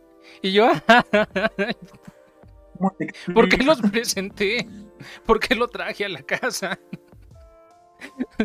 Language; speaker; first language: Spanish; native; Spanish